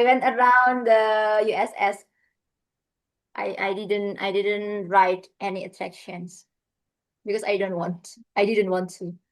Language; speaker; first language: English; non-native, fluent; Indonesian